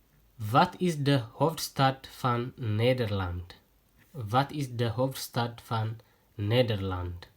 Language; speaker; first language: Dutch; non-native, learner; Tigrinya